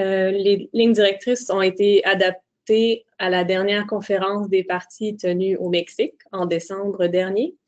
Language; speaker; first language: French; native; French